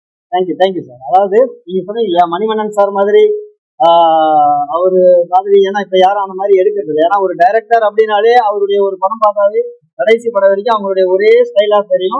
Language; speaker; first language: Tamil; native; Tamil